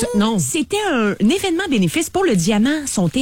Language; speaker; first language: French; native; French